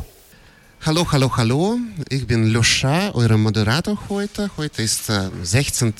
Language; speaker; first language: German; non-native, fluent; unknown